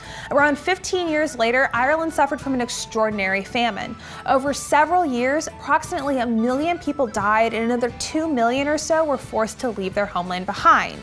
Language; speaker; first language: English; native; English